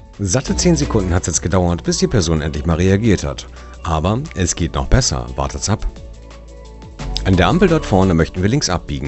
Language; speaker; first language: German; native; German